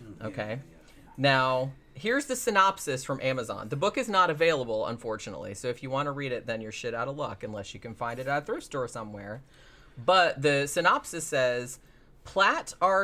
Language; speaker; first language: English; native; English